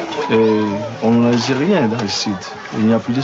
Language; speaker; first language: French; non-native, local second language; Haitian Creole